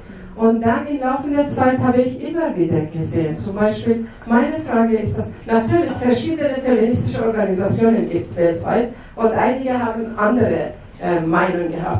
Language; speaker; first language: German; non-native, fluent; Persian